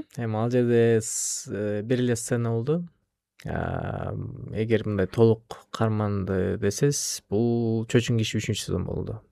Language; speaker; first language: Kyrgyz; non-native, local second language; Russian